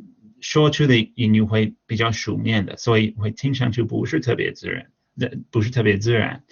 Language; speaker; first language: Chinese; non-native, fluent; English